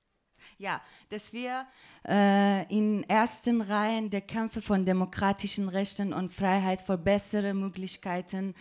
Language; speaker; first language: German; non-native, fluent; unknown